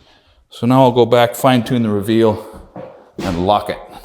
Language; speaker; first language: English; native; English